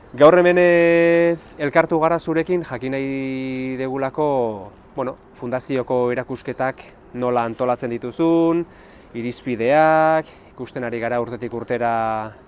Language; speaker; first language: Basque; native; Basque